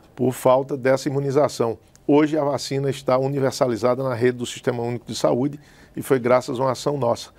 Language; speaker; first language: Portuguese; native; Portuguese